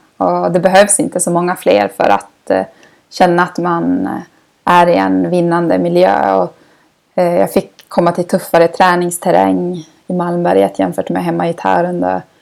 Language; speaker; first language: Swedish; native; Swedish